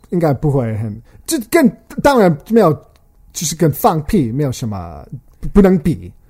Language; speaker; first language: Chinese; non-native, fluent; English